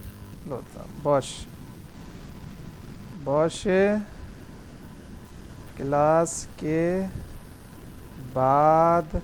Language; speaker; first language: Persian; non-native, fluent; Urdu